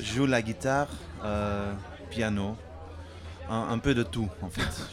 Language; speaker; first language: French; non-native, fluent; Dutch